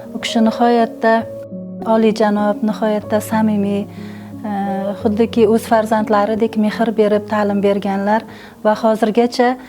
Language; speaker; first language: Uzbek; native; Uzbek